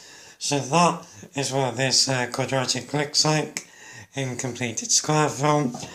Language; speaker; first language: English; native; English